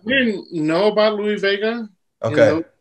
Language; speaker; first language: English; native; English